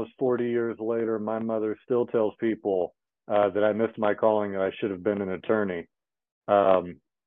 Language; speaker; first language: English; native; English